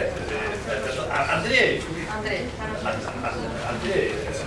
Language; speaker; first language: Russian; non-native, fluent; Polish